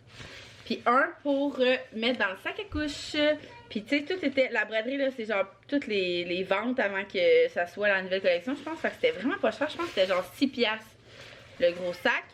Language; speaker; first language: French; native; French